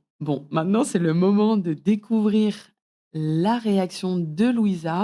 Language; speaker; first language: French; native; French